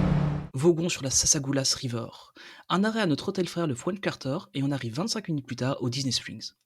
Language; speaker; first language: French; native; French